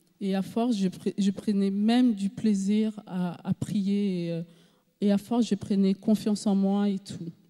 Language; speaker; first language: French; native; French